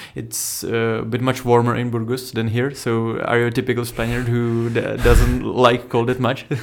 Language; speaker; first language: English; non-native, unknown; Czech